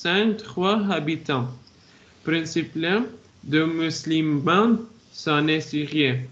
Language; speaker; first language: French; non-native, learner; Arabic